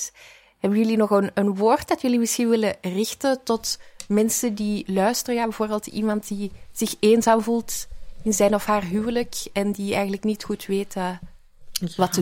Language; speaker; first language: Dutch; native; Dutch